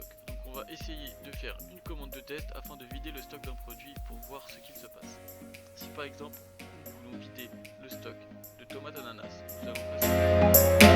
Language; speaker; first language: French; native; French